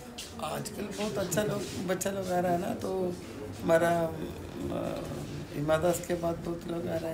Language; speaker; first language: Hindi; non-native, local second language; Malayalam